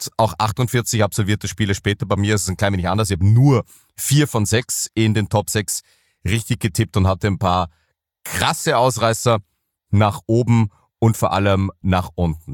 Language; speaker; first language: German; native; German